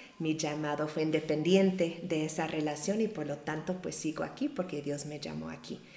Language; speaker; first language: Spanish; non-native, fluent; English